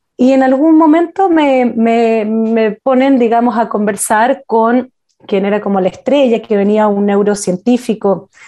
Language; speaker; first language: Spanish; native; Spanish